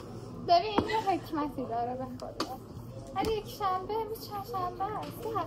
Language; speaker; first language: Persian; native; Persian